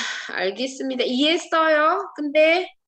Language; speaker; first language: Korean; non-native, fluent; Indonesian